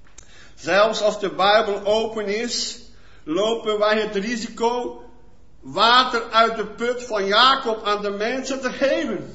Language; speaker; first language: Dutch; non-native, fluent; Portuguese